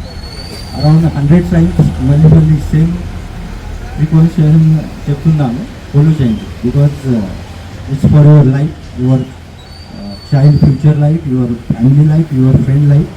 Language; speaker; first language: Telugu; non-native, learner; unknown